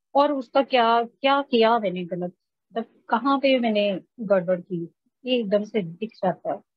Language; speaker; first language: Hindi; native; Hindi